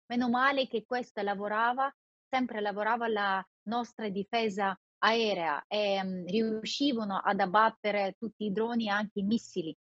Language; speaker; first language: Italian; non-native, fluent; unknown